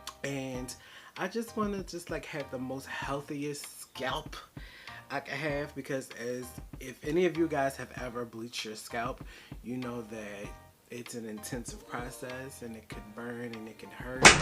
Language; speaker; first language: English; native; English